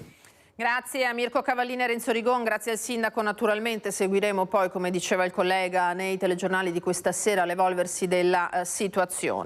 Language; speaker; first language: Italian; native; Italian